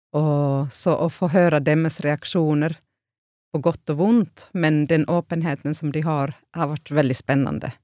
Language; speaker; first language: Norwegian; non-native, fluent; Finnish